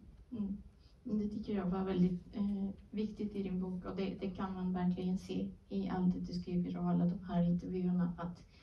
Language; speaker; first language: Swedish; non-native, fluent; Spanish